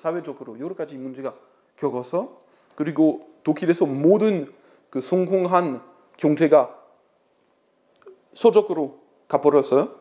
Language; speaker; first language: Korean; non-native, fluent; French